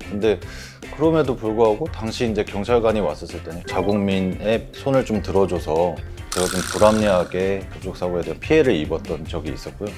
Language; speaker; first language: Korean; early bilingual, heritage; Korean